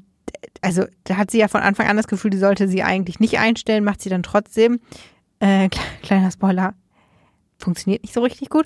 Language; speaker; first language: German; native; German